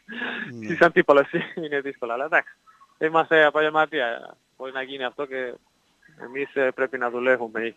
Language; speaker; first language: Greek; non-native, learner; Spanish